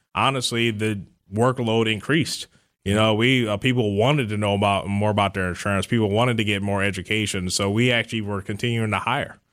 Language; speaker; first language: English; native; English